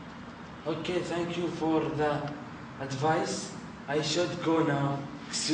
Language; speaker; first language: English; non-native, learner; Arabic